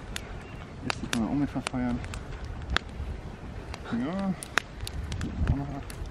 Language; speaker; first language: German; native; German